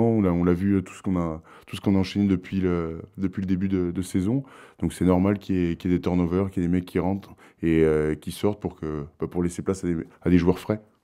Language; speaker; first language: French; native; French